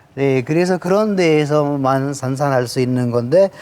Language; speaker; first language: Korean; non-native, fluent; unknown